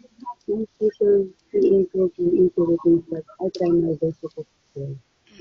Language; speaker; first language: English; non-native, learner; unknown